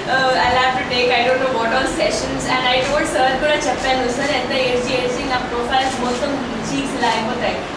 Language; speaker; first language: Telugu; non-native, local second language; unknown